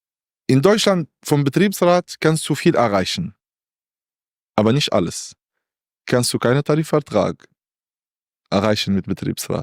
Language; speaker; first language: German; non-native, learner; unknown